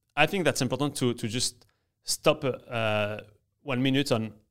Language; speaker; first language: English; non-native, fluent; French